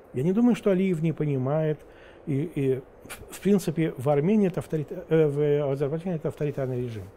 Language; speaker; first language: Russian; non-native, local second language; Romanian